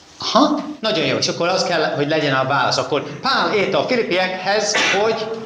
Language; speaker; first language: Hungarian; non-native, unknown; English